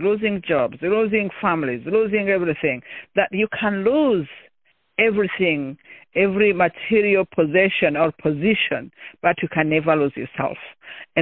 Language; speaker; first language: English; non-native, local second language; Kinyarwanda